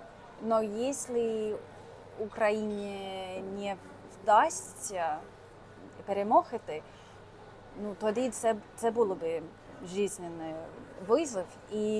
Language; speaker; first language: Russian; non-native, fluent; English